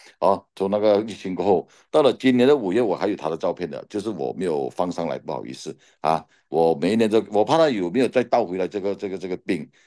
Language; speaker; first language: Chinese; native; Chinese